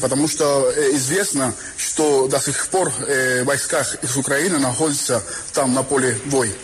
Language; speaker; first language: Russian; non-native, fluent; Spanish